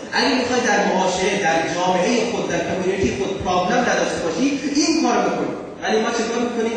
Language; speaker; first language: Persian; non-native, fluent; Urdu